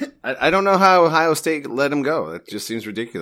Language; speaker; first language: English; native; English